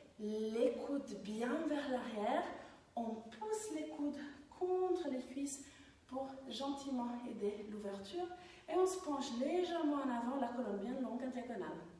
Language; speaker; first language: French; non-native, fluent; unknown